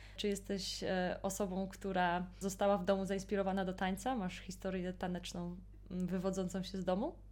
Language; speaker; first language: Polish; native; Polish